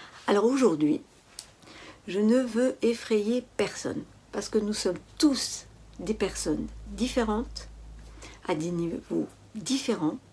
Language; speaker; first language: French; native; French